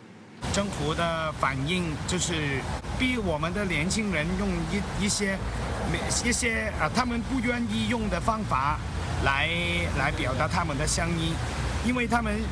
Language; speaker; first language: Chinese; non-native, local second language; Cantonese